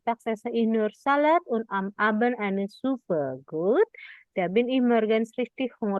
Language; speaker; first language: German; non-native, fluent; Indonesian